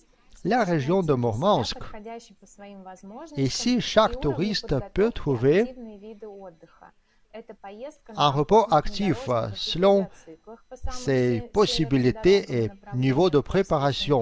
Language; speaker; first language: French; non-native, fluent; Russian